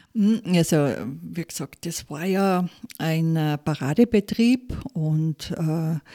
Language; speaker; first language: German; native; German